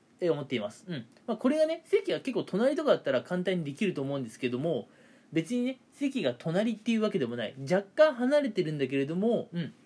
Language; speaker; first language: Japanese; native; Japanese